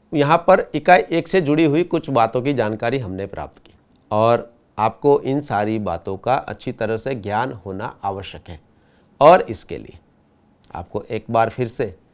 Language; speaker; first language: Hindi; non-native, local second language; Gujarati